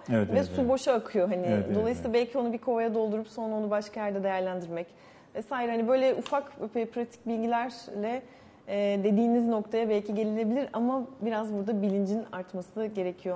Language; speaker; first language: Turkish; native; Turkish